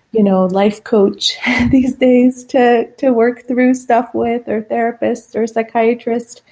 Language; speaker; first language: English; non-native, fluent; Persian